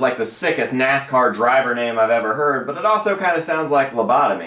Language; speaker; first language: English; native; English